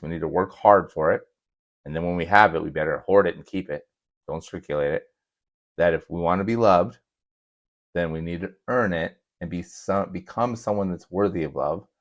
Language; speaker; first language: English; native; English